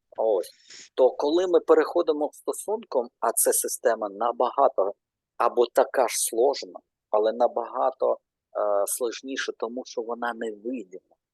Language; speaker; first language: Ukrainian; non-native, local second language; Russian